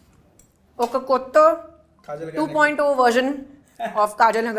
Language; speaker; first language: Telugu; non-native, local second language; Hindi